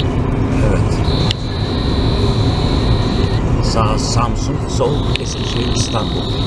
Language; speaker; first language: Turkish; native; Turkish